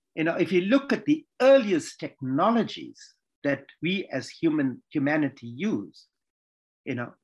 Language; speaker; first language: English; native; English